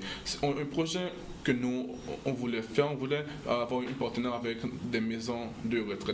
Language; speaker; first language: French; non-native, local second language; English